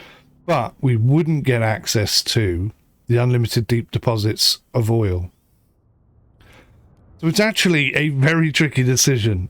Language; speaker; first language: English; native; English